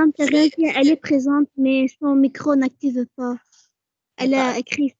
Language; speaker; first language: French; non-native, learner; Arabic